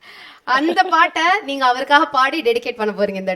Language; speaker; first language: Tamil; native; Tamil